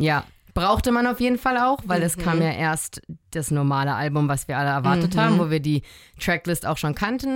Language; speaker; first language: German; native; German